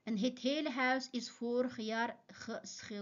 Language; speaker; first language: Dutch; non-native, fluent; Uyghur